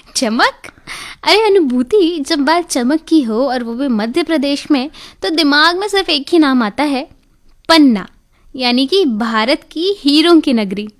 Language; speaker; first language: Hindi; native; Hindi